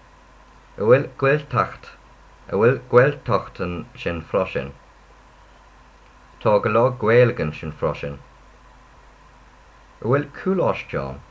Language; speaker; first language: Irish; non-native, learner; English